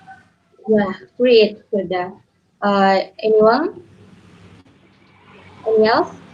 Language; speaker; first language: English; non-native, learner; Indonesian